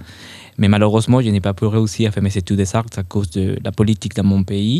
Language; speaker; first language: French; non-native, fluent; Spanish